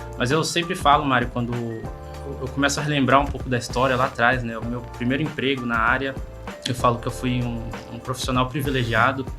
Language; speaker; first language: Portuguese; native; Portuguese